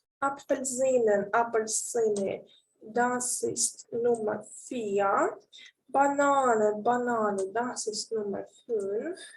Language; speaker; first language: German; non-native, fluent; Ukrainian